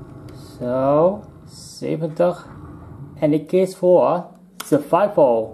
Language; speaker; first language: Dutch; non-native, local second language; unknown